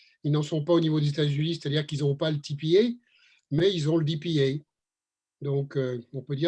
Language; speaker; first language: French; native; French